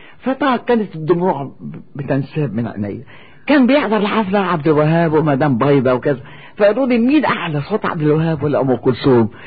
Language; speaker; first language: Arabic; native; Arabic